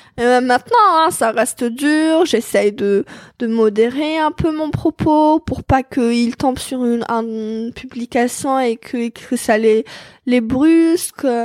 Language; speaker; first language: French; non-native, local second language; Arabic